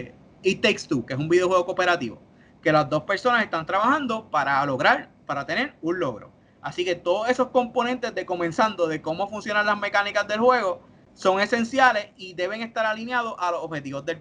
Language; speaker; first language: Spanish; native; Spanish